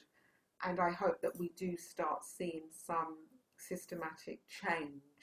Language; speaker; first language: English; native; English